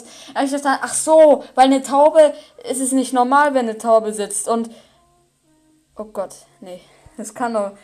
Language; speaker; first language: German; native; German